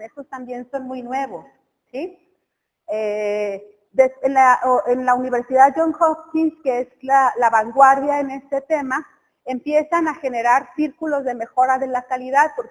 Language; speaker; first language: Spanish; native; Spanish